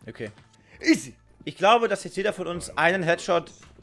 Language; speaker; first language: German; native; German